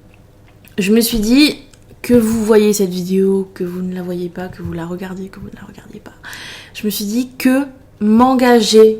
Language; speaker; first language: French; native; French